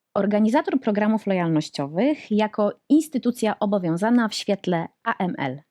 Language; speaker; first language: Polish; native; Polish